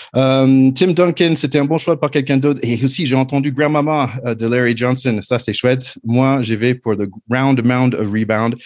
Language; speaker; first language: French; non-native, fluent; English